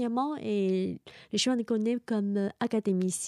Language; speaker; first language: French; non-native, fluent; Chinese